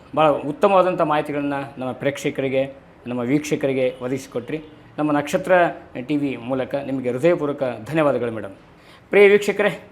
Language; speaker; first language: Kannada; native; Kannada